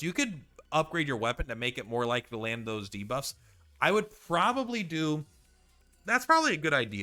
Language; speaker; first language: English; native; English